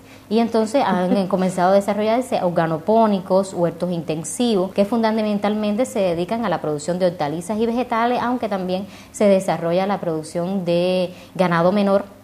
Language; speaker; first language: Spanish; native; Spanish